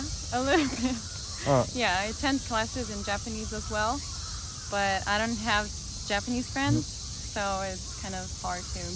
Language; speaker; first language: English; non-native, fluent; Italian